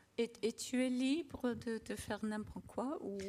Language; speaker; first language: French; non-native, learner; English